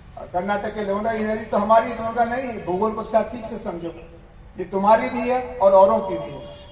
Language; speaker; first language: Hindi; non-native, local second language; Bhojpuri